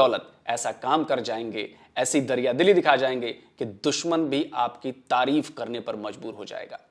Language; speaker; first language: Hindi; native; Hindi